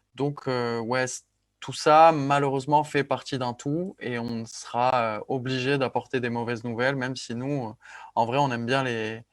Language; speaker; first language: French; native; French